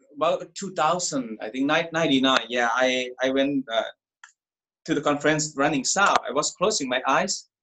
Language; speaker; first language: English; non-native, learner; Thai